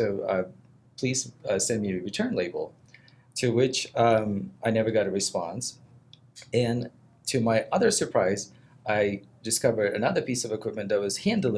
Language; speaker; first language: English; non-native, fluent; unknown